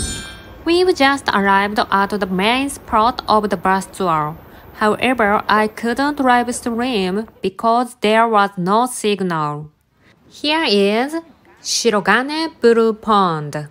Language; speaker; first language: English; non-native, learner; Japanese